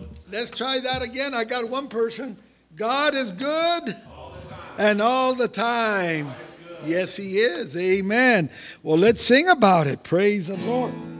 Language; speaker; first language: English; early bilingual, other home language; Spanish